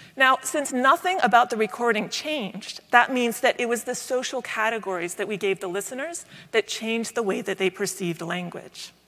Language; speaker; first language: English; native; English